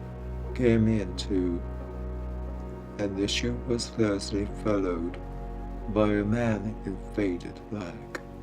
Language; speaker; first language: English; non-native, fluent; Japanese